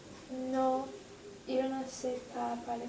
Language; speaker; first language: French; non-native, learner; English